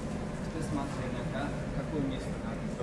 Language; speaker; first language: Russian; non-native, learner; Chinese